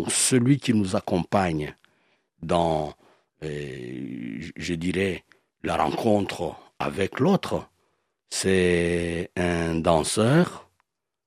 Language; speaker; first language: French; non-native, local second language; Swahili